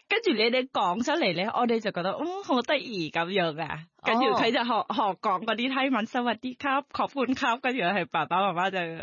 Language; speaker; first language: Cantonese; non-native, learner; Thai